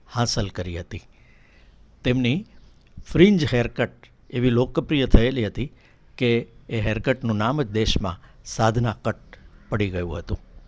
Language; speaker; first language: Gujarati; native; Gujarati